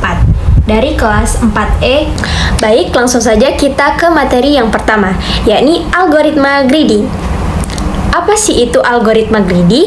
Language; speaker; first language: Indonesian; native; Indonesian